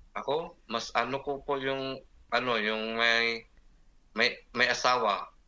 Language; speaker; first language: Filipino; non-native, local second language; Cebuano